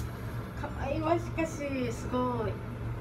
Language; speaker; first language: Japanese; native; Japanese